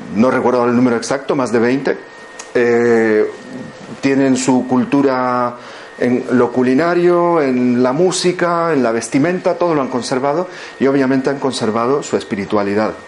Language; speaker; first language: Spanish; native; Spanish